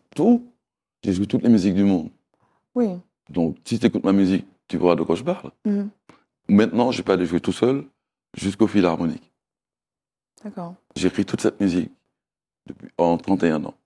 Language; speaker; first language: French; native; French